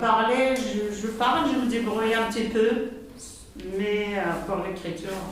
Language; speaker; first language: French; non-native, learner; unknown